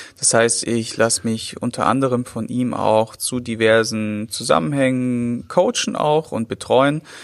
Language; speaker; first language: German; native; German